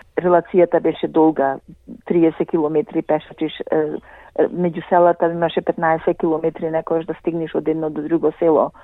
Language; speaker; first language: Macedonian; native; Macedonian